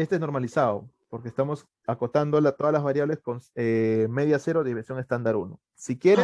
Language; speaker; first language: Spanish; native; Spanish